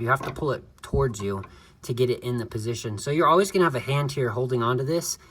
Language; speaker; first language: English; native; English